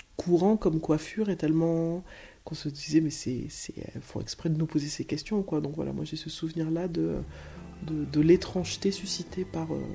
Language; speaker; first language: French; native; French